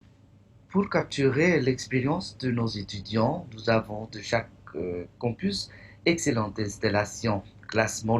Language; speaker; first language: French; non-native, fluent; English